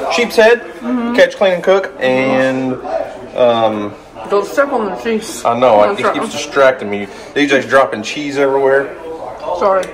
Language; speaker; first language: English; native; English